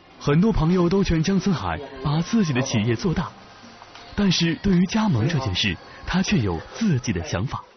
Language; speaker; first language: Chinese; native; Chinese